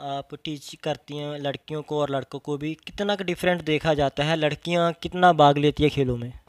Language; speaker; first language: Hindi; non-native, local second language; Punjabi